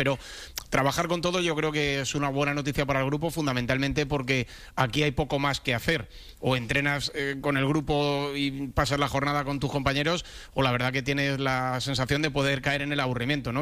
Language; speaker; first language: Spanish; native; Spanish